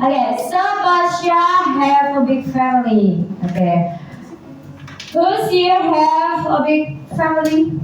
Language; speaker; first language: English; non-native, learner; Indonesian